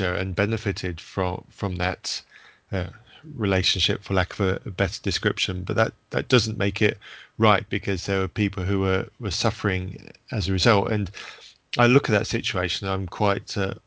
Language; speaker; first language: English; native; English